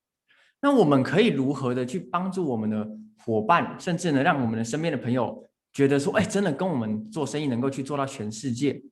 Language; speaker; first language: Chinese; native; Chinese